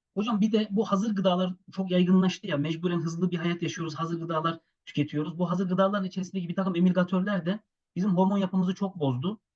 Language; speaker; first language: Turkish; native; Turkish